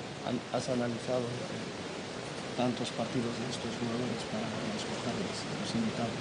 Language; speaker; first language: Spanish; non-native, fluent; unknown